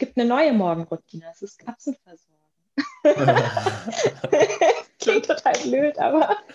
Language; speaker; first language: German; native; German